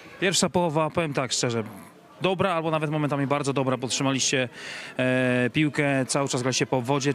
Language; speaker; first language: Polish; native; Polish